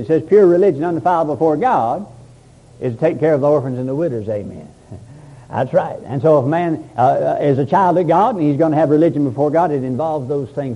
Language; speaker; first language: English; native; English